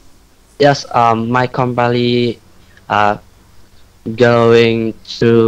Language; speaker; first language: English; non-native, learner; Vietnamese